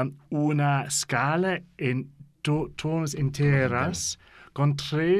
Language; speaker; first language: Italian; non-native, learner; English